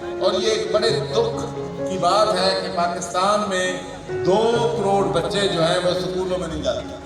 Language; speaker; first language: Urdu; non-native, local second language; Punjabi